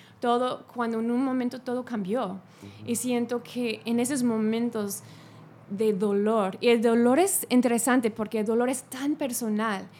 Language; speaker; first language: Spanish; non-native, fluent; English